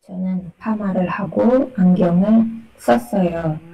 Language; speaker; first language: Korean; non-native, learner; Indonesian